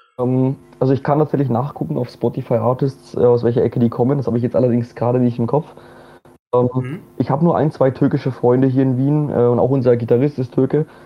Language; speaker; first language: German; native; German